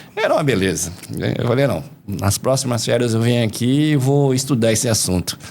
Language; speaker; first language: Portuguese; early bilingual, other home language; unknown